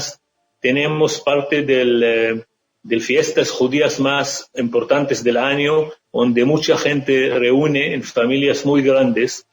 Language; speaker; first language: Spanish; non-native, fluent; Arabic